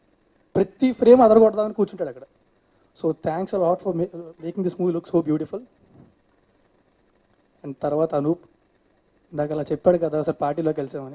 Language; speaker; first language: Telugu; native; Telugu